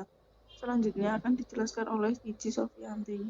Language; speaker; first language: Indonesian; native; Indonesian